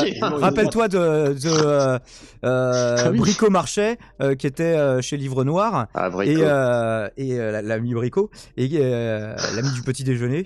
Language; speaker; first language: French; native; French